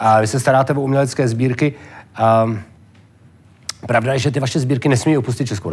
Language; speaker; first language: Czech; native; Czech